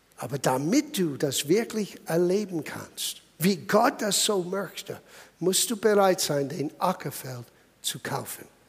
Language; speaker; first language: German; non-native, fluent; English